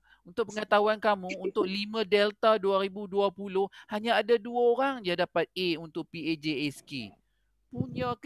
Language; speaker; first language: Malay; native; Malay